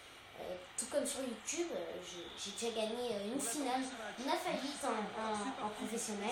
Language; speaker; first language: French; native; French